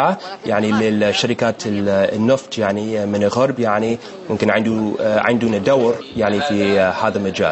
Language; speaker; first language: Arabic; non-native, learner; English